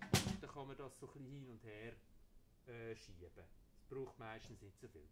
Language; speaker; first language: German; native; German